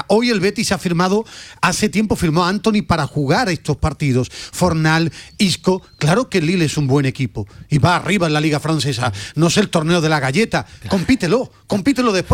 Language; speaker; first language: Spanish; native; Spanish